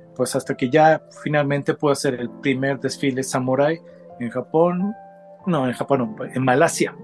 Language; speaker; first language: Spanish; native; Spanish